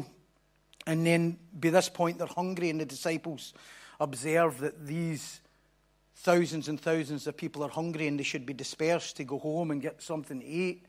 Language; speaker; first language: English; native; English